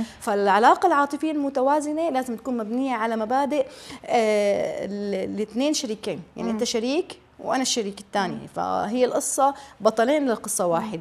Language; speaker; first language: Arabic; native; Arabic